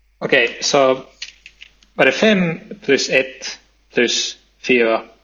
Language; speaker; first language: Swedish; native; Swedish